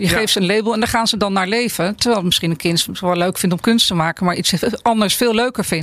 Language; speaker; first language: Dutch; native; Dutch